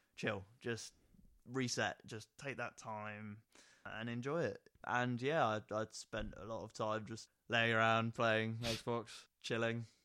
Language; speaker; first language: English; native; English